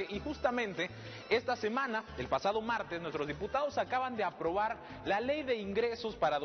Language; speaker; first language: Spanish; native; Spanish